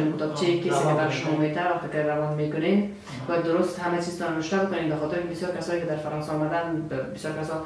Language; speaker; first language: Persian; native; Persian